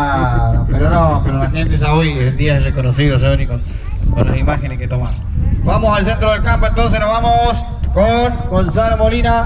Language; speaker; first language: Spanish; native; Spanish